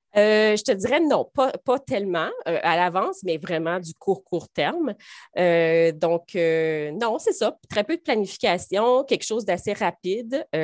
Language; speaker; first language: French; native; French